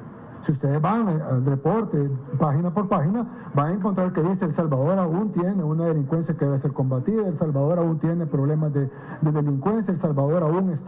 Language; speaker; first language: Spanish; native; Spanish